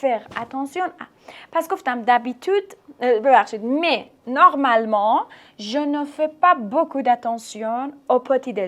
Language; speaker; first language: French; non-native, fluent; Persian